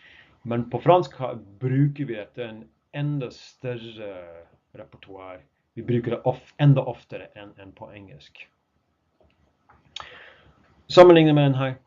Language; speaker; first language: Norwegian; non-native, fluent; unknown